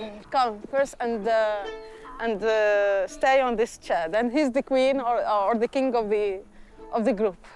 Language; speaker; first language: English; non-native, fluent; Arabic